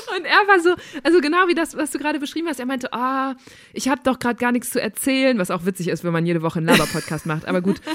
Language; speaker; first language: German; native; German